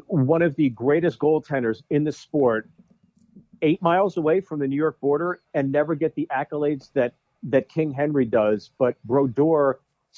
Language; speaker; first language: English; native; English